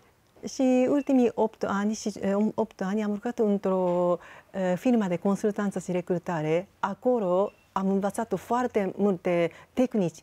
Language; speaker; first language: Romanian; non-native, fluent; Japanese